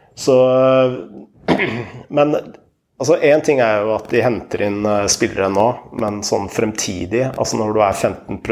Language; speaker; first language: Norwegian; native; Norwegian